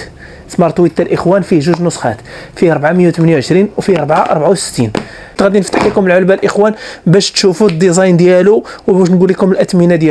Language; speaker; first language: Arabic; native; Arabic